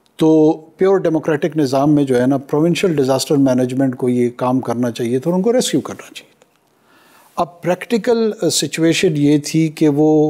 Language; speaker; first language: Urdu; non-native, local second language; Pashto